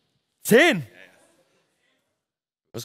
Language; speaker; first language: German; native; German